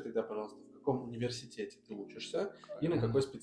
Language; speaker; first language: Russian; native; Russian